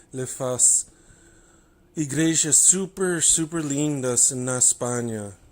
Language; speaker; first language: Portuguese; non-native, learner; English